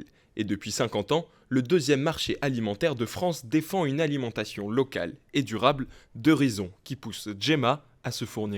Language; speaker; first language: French; native; French